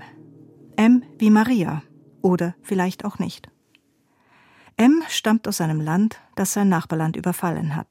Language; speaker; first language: German; native; German